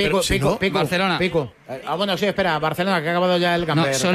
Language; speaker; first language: Spanish; native; Spanish